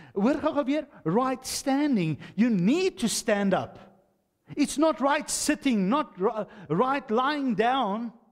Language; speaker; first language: English; non-native, local second language; Afrikaans